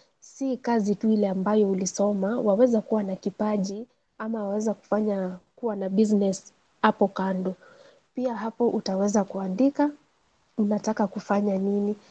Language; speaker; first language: Swahili; non-native, local second language; Gusii